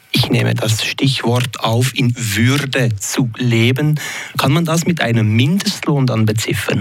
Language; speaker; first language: German; native; German